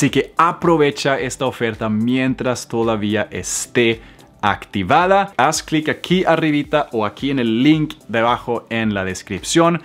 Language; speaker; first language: Spanish; non-native, fluent; Swedish